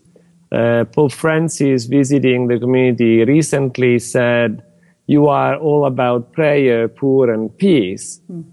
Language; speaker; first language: English; non-native, fluent; Italian